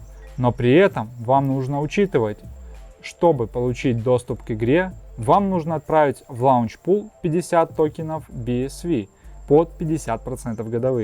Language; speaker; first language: Russian; native; Russian